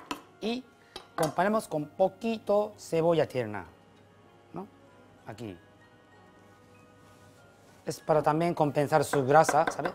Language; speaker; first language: Spanish; non-native, learner; Japanese